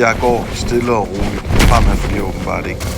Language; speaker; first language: Danish; native; Danish